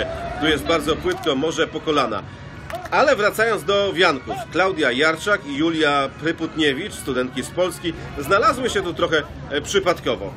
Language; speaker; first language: Polish; native; Polish